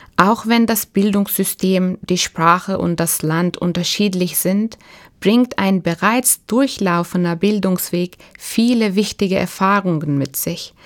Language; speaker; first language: German; non-native, fluent; Turkish